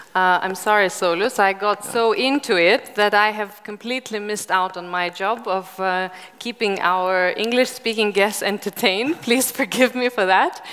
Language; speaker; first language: English; non-native, fluent; Lithuanian